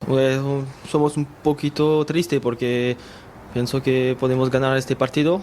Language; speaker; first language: Spanish; non-native, learner; French